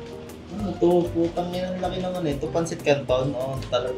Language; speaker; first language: Filipino; native; Filipino